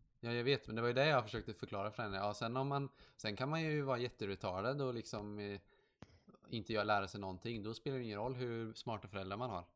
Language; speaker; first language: Swedish; native; Swedish